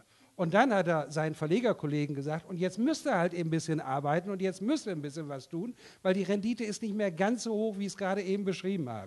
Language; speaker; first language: German; native; German